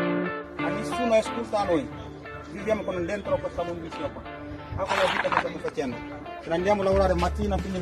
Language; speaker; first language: Italian; non-native, learner; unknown